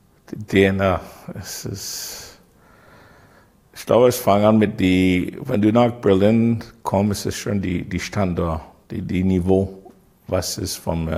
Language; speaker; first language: German; non-native, learner; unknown